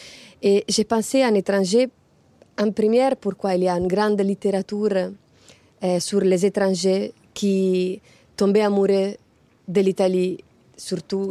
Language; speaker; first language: French; non-native, fluent; Italian